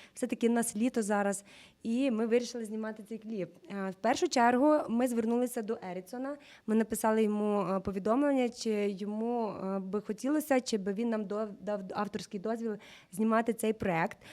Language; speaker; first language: Ukrainian; native; Ukrainian